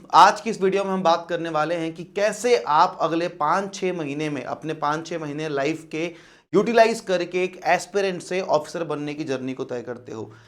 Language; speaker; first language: Hindi; native; Hindi